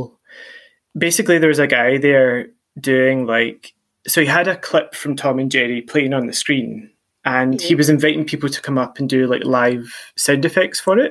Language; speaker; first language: English; native; English